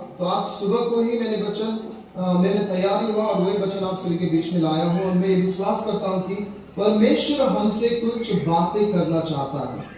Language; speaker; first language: Hindi; non-native, local second language; Nepali